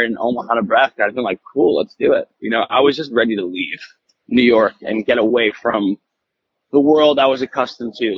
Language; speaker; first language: English; native; English